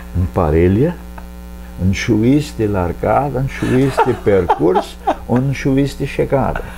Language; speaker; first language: German; early bilingual, heritage; German